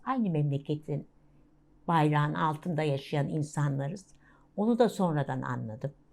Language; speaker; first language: Turkish; native; Turkish